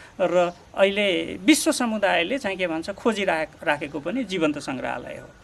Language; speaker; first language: Nepali; non-native, local second language; Dangaura Tharu